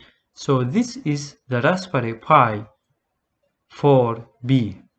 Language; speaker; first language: English; non-native, learner; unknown